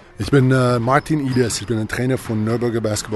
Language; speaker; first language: German; non-native, learner; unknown